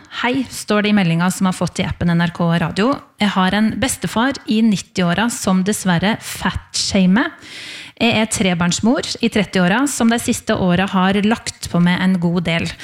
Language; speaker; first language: Norwegian; native; Norwegian